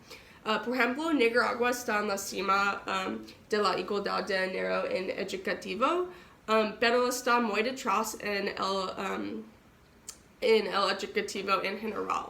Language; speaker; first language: Spanish; non-native, learner; English